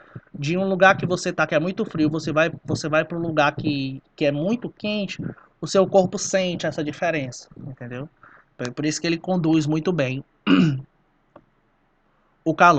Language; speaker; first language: Portuguese; native; Portuguese